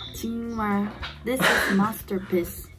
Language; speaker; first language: English; non-native, learner; Korean